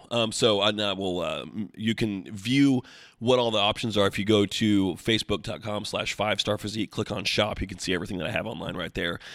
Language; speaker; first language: English; native; English